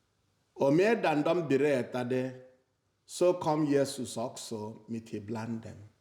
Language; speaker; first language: Swedish; non-native, fluent; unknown